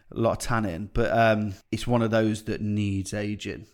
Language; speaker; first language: English; native; English